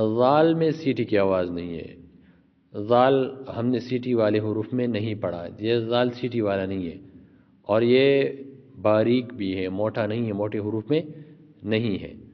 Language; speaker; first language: Urdu; native; Urdu